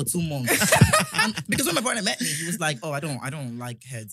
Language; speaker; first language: English; non-native, local second language; Yoruba